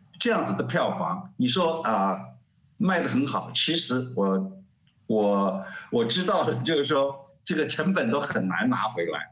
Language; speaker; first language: Chinese; native; Chinese